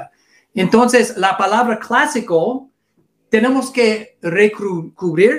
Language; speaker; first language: Spanish; non-native, learner; English